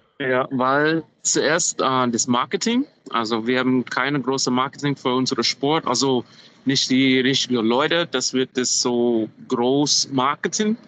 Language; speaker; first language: German; non-native, fluent; English